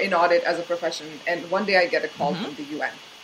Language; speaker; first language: English; non-native, local second language; Hindi